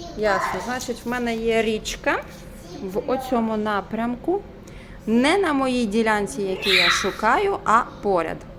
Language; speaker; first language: Ukrainian; non-native, local second language; Russian